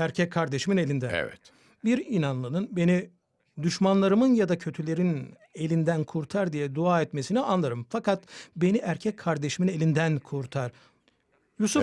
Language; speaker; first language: Turkish; native; Turkish